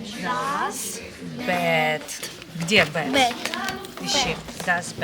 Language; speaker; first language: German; non-native, fluent; Ukrainian